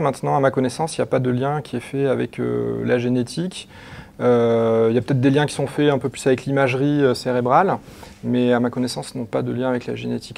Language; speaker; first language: French; native; French